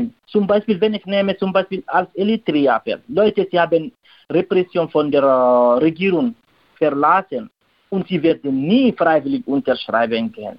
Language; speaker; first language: German; non-native, learner; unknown